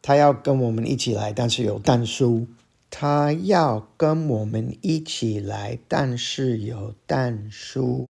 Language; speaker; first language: Chinese; non-native, fluent; English